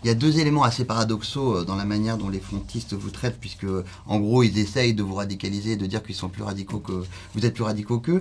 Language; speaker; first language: French; native; French